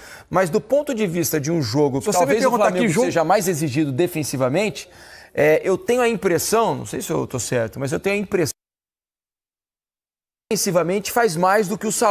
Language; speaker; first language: Portuguese; native; Portuguese